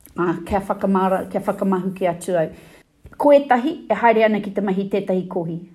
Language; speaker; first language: Māori; non-native, local second language; English